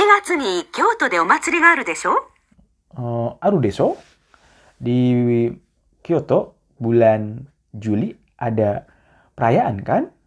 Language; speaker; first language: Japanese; non-native, learner; Indonesian